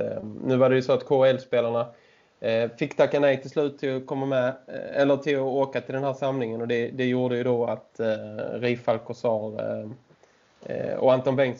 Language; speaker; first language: Swedish; native; Swedish